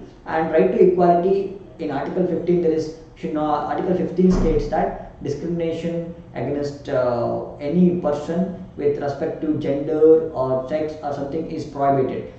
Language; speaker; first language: English; non-native, local second language; Kannada